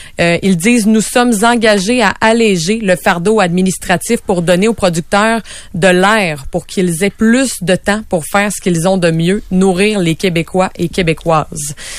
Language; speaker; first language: French; native; French